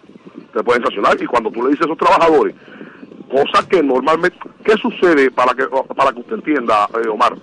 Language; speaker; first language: Spanish; native; Spanish